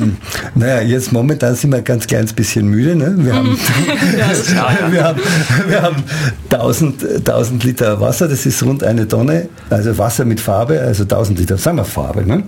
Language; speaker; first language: German; native; German